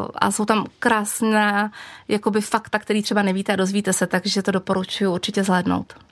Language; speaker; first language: Czech; native; Czech